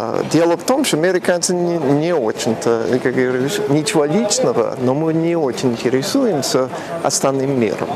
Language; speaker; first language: Russian; non-native, fluent; English